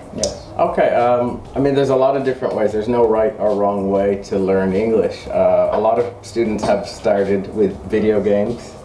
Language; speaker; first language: English; native; English